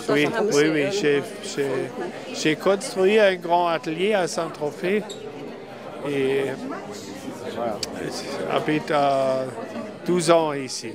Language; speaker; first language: French; non-native, learner; German